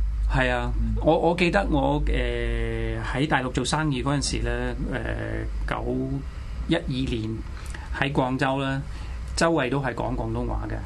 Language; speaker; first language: Cantonese; non-native, fluent; English